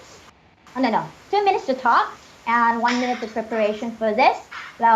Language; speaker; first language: English; non-native, fluent; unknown